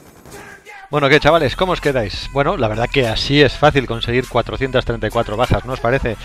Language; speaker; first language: Spanish; native; Spanish